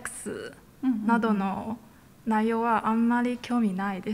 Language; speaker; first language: Japanese; non-native, fluent; Chinese